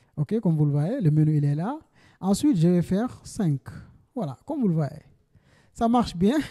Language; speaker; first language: French; non-native, local second language; Wolof